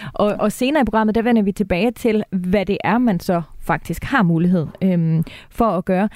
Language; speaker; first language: Danish; native; Danish